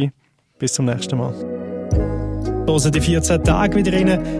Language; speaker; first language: German; native; German